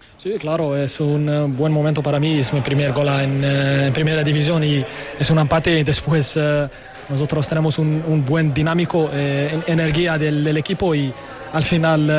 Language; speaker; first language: Spanish; non-native, learner; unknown